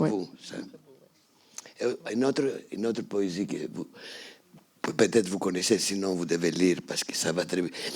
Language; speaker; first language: French; non-native, fluent; Greek